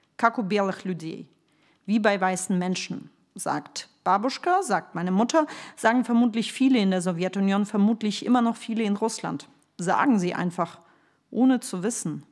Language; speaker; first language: German; early bilingual, other home language; Russian